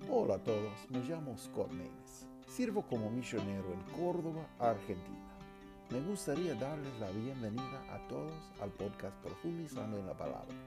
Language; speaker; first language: Spanish; non-native, fluent; English